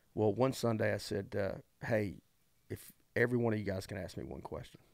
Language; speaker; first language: English; native; English